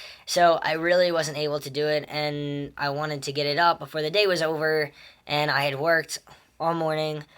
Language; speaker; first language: English; native; English